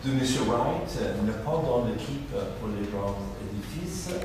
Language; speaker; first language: French; non-native, learner; English